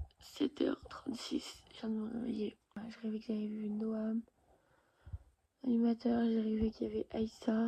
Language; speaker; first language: French; native; French